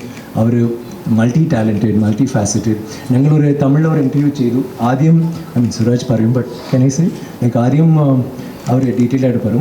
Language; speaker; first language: Malayalam; non-native, local second language; Tamil